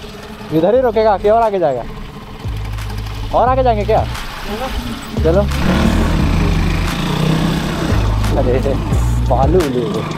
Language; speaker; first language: Hindi; native; Hindi